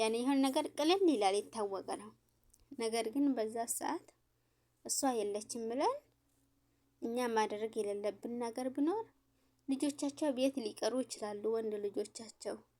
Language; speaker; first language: Amharic; native; Amharic